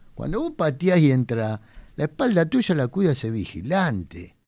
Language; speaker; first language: Spanish; native; Spanish